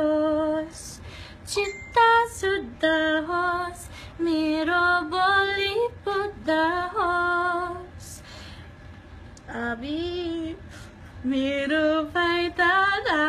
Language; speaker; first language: Nepali; non-native, learner; English